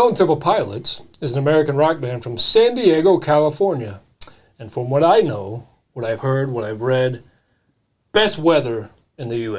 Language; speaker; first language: English; native; English